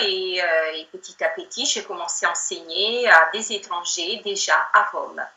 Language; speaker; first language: French; non-native, fluent; Italian